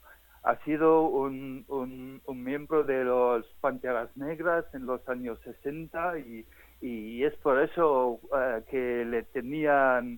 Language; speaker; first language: Spanish; non-native, fluent; German